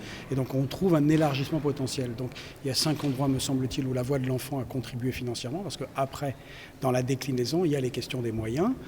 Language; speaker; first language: French; native; French